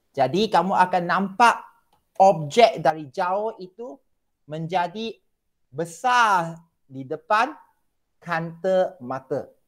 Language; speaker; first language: Malay; non-native, local second language; Chinese